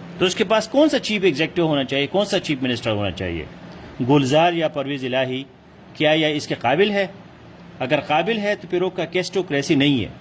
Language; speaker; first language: Urdu; non-native, local second language; Pashto